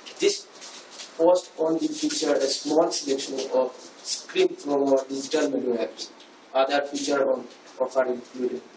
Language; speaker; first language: English; non-native, learner; Bangla